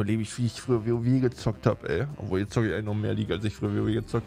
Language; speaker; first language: German; native; German